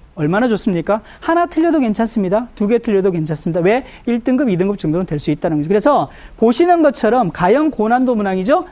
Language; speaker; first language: Korean; native; Korean